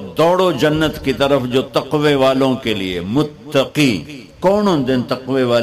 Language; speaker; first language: Urdu; non-native, local second language; Punjabi